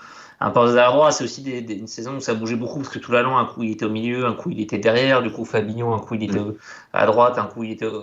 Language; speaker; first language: French; native; French